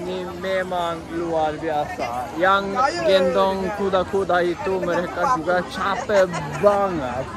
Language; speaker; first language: Indonesian; non-native, fluent; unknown